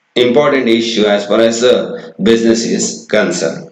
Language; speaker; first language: English; non-native, local second language; Kannada